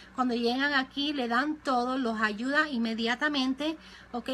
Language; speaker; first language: Spanish; early bilingual, other home language; English